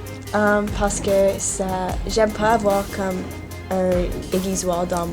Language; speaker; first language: French; non-native, local second language; English